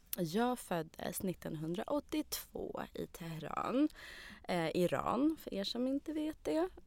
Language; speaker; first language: Swedish; early bilingual, other home language; Arabic